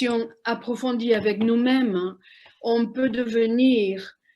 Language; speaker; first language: French; non-native, fluent; Spanish